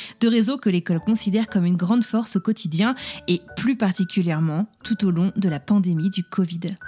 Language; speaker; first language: French; native; French